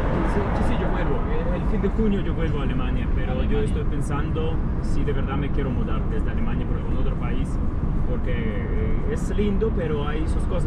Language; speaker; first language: Spanish; non-native, fluent; Russian